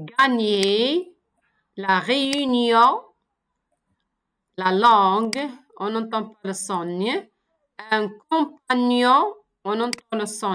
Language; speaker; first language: French; non-native, local second language; Arabic